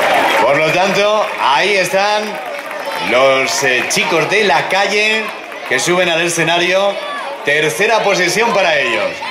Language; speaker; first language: Spanish; native; Spanish